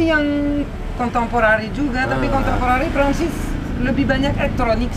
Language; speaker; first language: Indonesian; non-native, fluent; French